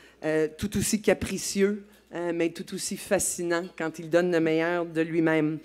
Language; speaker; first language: French; native; French